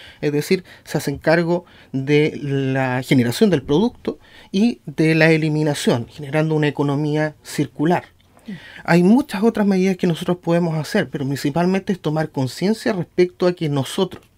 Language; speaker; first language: Spanish; native; Spanish